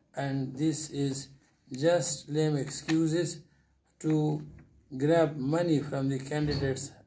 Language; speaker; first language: English; non-native, local second language; Urdu